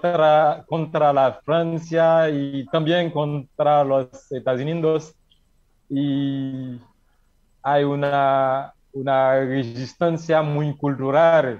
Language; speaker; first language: Spanish; non-native, learner; Haitian Creole